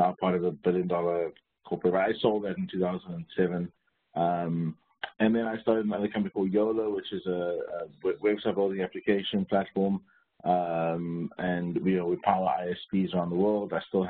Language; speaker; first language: English; native; English